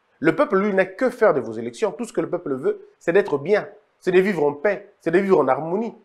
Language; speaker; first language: French; non-native, local second language; Lingala